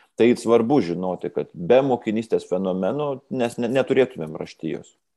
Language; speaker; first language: Lithuanian; native; Lithuanian